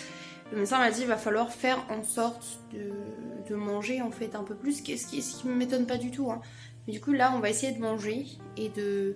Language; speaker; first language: French; native; French